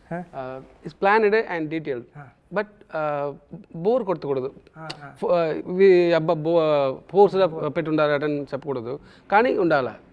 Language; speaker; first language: Telugu; non-native, learner; Tamil